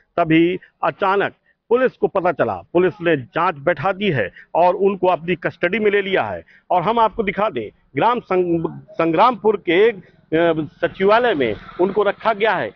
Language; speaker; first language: Hindi; native; Hindi